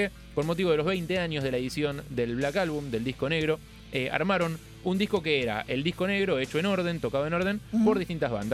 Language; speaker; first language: Spanish; native; Spanish